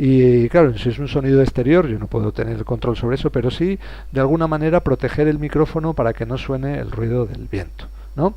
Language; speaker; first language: Spanish; native; Spanish